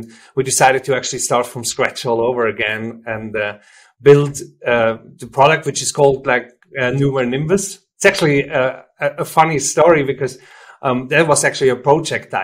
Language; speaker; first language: English; non-native, fluent; German